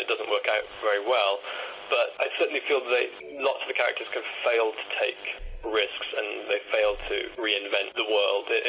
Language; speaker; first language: English; native; English